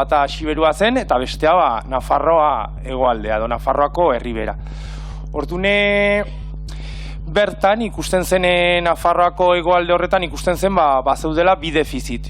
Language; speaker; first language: Basque; native; Basque